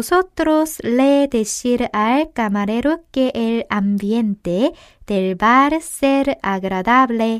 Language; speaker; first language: Spanish; non-native, fluent; Korean